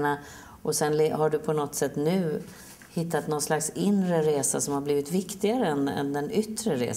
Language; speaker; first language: Swedish; native; Swedish